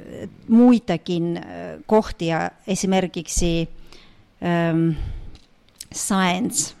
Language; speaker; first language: Finnish; non-native, fluent; Russian